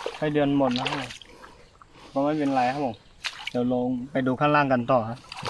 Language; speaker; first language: Thai; non-native, local second language; Karen languages